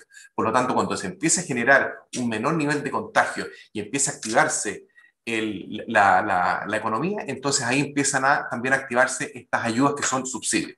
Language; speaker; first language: Spanish; native; Spanish